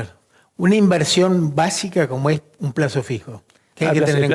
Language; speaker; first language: Spanish; native; Spanish